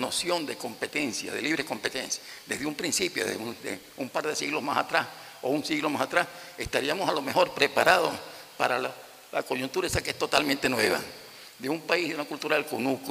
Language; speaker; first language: Spanish; native; Spanish